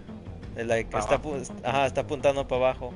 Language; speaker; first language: Spanish; early bilingual, other home language; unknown